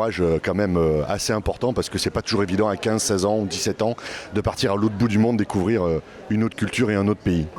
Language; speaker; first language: French; native; French